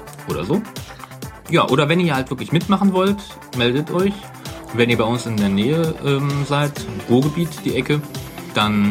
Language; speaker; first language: German; native; German